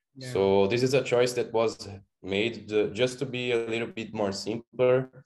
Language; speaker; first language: English; non-native, fluent; Portuguese